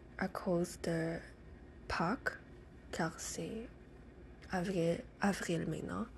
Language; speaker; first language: French; non-native, learner; English